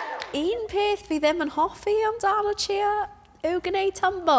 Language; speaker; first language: Welsh; non-native, local second language; English